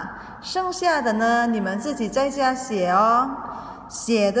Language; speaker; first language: Chinese; early bilingual, heritage; Indonesian